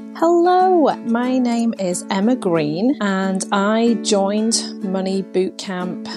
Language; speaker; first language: English; native; English